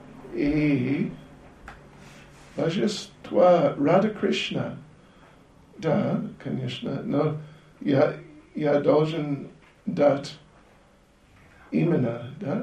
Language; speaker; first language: Russian; non-native, learner; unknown